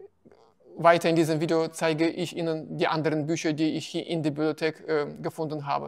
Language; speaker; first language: German; non-native, fluent; Russian